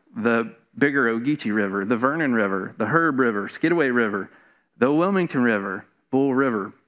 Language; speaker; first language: English; native; English